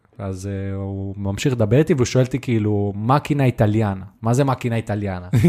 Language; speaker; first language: Hebrew; native; Hebrew